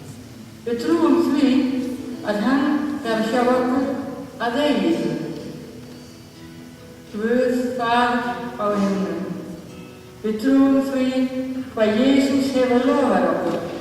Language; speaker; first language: Icelandic; non-native, learner; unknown